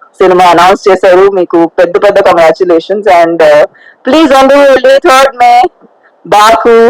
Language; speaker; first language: Telugu; non-native, fluent; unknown